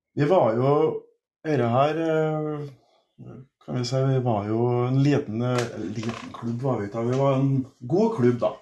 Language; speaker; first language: Norwegian; native; Norwegian